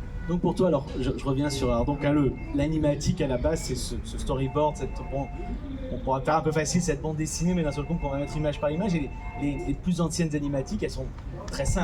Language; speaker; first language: French; native; French